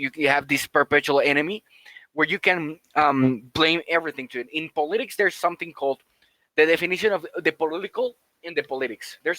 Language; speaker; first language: English; non-native, fluent; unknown